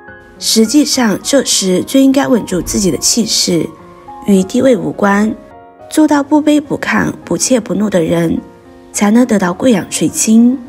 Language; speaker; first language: Chinese; native; Chinese